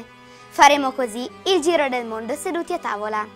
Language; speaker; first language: Italian; native; Italian